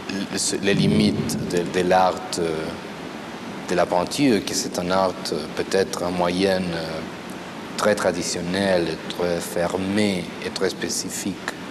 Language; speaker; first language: French; non-native, fluent; Spanish